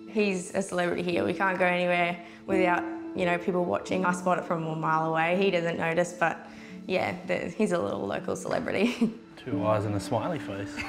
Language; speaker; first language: English; native; English